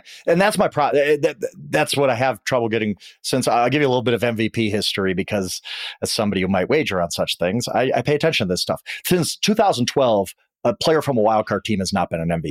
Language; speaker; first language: English; native; English